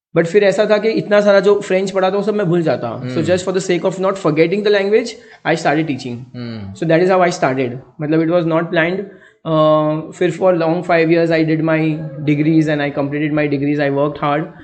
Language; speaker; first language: Hindi; native; Hindi